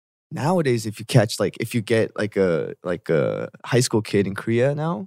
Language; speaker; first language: English; early bilingual, other home language; Korean